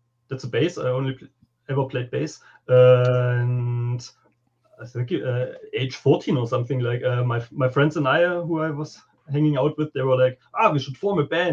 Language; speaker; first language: English; non-native, fluent; German